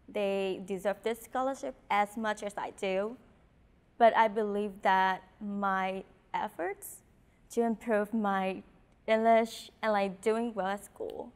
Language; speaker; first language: English; non-native, fluent; Vietnamese